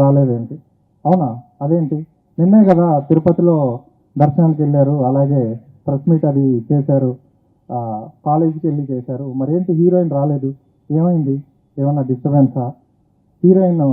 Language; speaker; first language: Telugu; native; Telugu